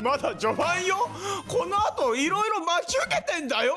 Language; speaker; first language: Japanese; native; Japanese